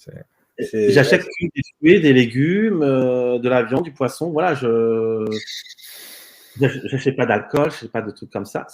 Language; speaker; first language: French; native; French